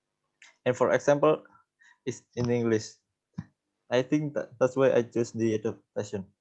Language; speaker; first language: English; non-native, learner; Indonesian